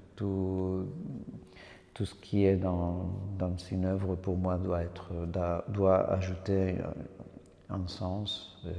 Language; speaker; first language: French; non-native, fluent; Spanish